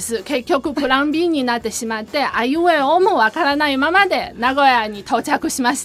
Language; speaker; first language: Japanese; non-native, fluent; Chinese